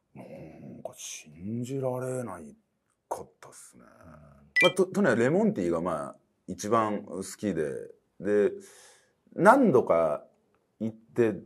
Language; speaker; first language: Japanese; native; Japanese